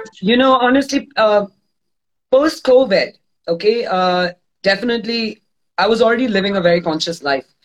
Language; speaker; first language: English; non-native, local second language; Gujarati